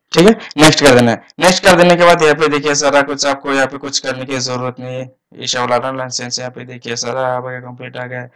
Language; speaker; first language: Hindi; non-native, local second language; Assamese